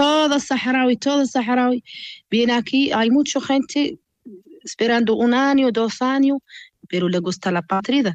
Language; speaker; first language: Spanish; non-native, learner; Arabic